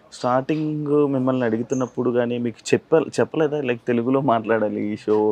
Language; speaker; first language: Telugu; native; Telugu